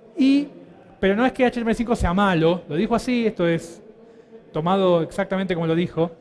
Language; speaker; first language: Spanish; native; Spanish